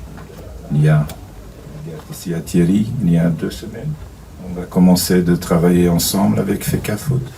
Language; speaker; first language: French; non-native, fluent; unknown